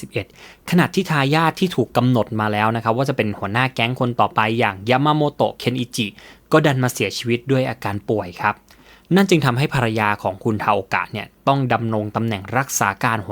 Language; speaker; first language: Thai; native; Thai